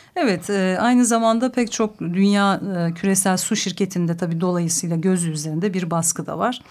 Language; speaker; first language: Turkish; native; Turkish